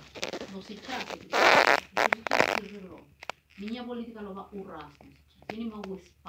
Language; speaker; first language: Russian; non-native, fluent; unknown